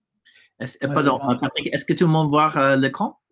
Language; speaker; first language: French; non-native, fluent; English